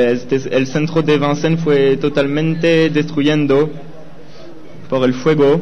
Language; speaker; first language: Spanish; non-native, learner; French